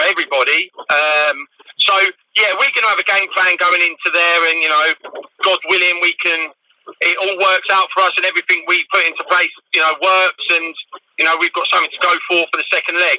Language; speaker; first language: English; native; English